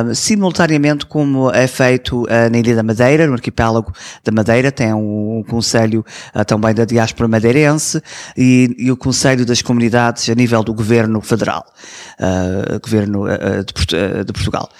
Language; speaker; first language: Portuguese; early bilingual, heritage; English